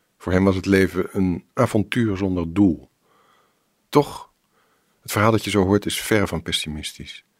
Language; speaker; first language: Dutch; native; Dutch